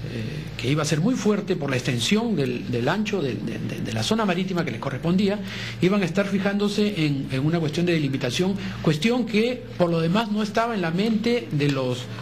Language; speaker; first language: Spanish; native; Spanish